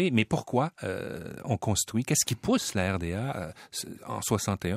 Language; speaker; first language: French; native; French